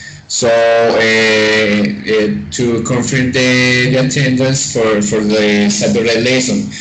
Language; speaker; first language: English; non-native, fluent; Spanish